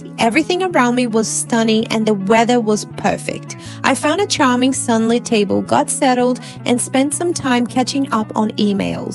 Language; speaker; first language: English; native; English